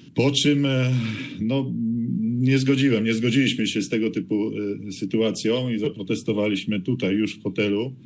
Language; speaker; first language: Polish; native; Polish